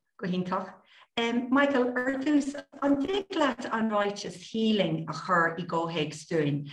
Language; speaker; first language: Irish; non-native, local second language; English